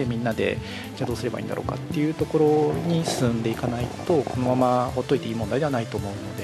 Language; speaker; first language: Japanese; native; Japanese